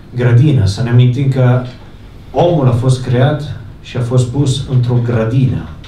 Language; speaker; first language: Romanian; non-native, fluent; Italian